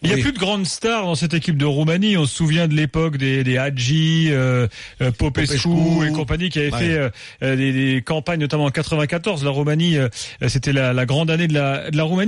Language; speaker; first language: French; native; French